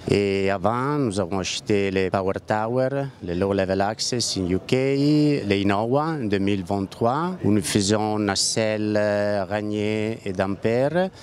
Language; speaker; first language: French; non-native, learner; Italian